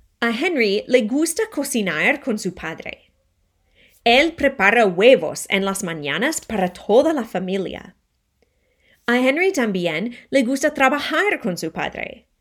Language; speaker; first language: Spanish; non-native, fluent; English